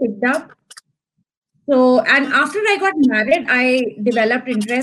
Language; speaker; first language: English; non-native, local second language; Hindi